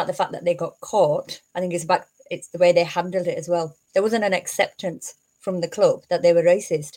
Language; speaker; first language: English; native; English